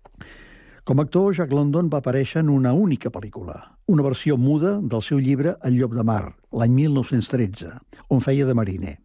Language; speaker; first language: Catalan; native; Catalan